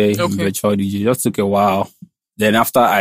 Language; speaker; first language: English; non-native, local second language; Igbo